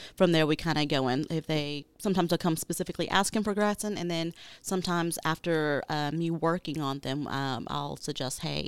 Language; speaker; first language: English; native; English